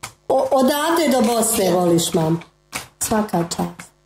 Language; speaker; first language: Croatian; native; Croatian